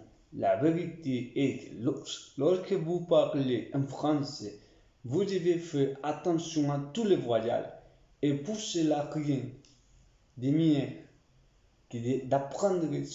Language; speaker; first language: French; non-native, learner; Spanish